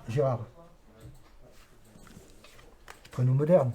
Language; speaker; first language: French; native; French